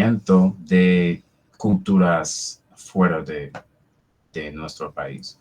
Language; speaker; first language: Spanish; non-native, fluent; English